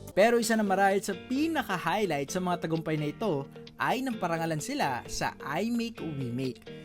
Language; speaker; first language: Filipino; native; Filipino